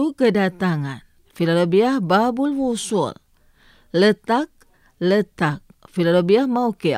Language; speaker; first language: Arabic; non-native, fluent; Indonesian